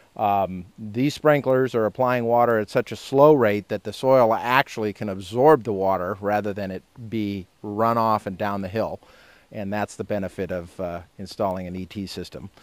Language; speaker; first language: English; native; English